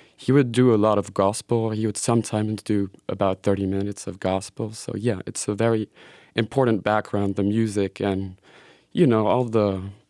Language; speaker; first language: English; non-native, fluent; French